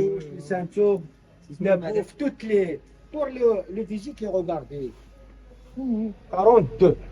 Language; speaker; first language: French; non-native, learner; Arabic